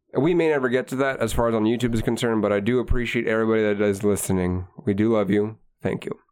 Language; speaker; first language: English; native; English